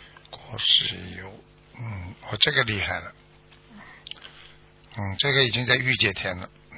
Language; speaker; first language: Chinese; native; Chinese